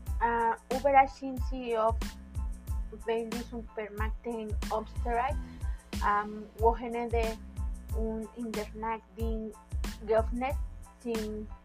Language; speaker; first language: German; non-native, learner; Spanish